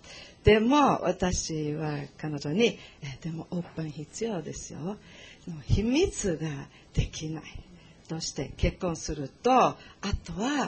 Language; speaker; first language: Japanese; non-native, learner; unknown